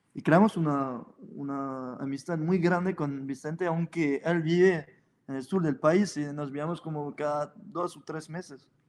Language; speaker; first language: Spanish; non-native, fluent; French